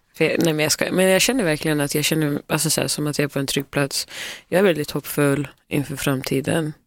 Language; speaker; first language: Swedish; early bilingual, other home language; Somali